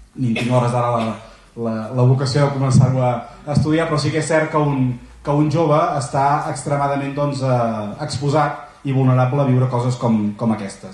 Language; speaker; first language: Catalan; native; Catalan